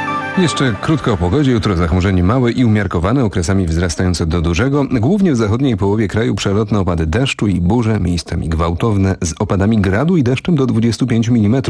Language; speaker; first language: Polish; native; Polish